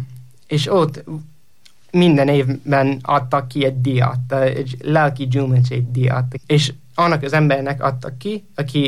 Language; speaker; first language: Hungarian; non-native, learner; English